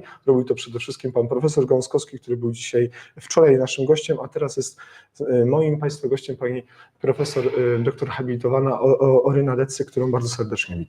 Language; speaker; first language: Polish; native; Polish